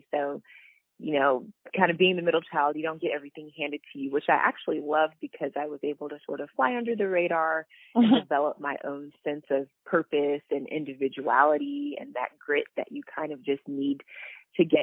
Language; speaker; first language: English; native; English